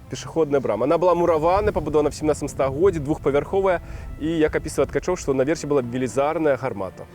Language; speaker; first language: Belarusian; non-native, local second language; Russian